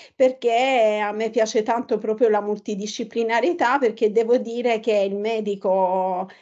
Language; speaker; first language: Italian; native; Italian